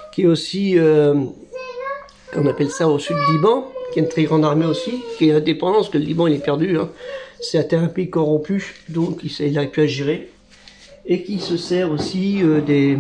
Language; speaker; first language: French; native; French